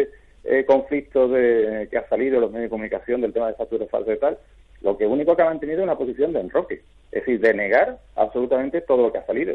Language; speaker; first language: Spanish; native; Spanish